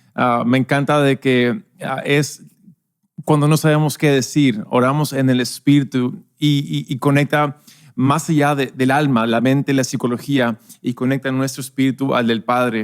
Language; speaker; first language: Spanish; non-native, local second language; English